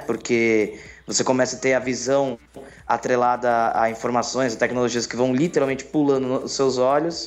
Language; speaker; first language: Portuguese; native; Portuguese